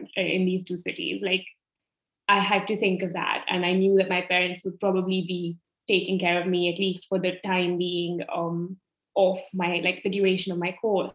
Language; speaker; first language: English; non-native, local second language; Hindi